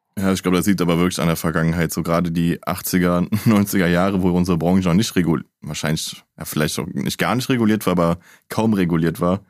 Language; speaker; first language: German; native; German